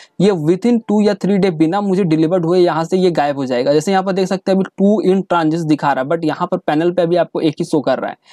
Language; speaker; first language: Hindi; native; Hindi